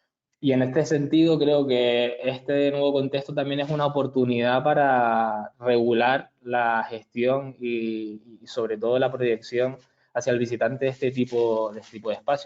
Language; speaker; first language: Spanish; native; Spanish